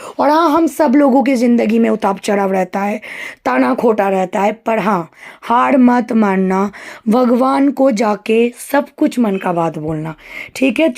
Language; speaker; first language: Hindi; non-native, local second language; Bangla